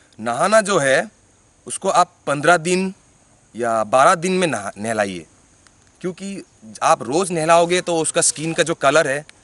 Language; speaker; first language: Hindi; non-native, local second language; Bangla